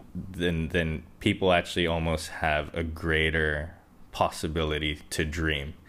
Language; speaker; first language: English; non-native, local second language; Japanese